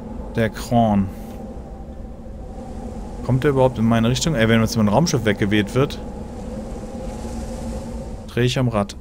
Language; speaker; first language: German; native; German